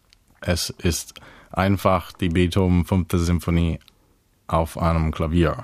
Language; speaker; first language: German; non-native, fluent; English